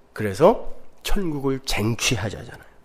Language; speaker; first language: Korean; native; Korean